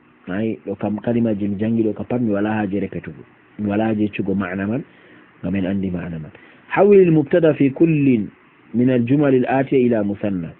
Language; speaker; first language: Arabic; non-native, fluent; Fula